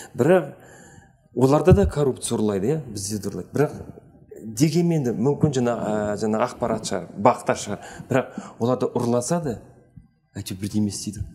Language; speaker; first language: Kazakh; native; Kazakh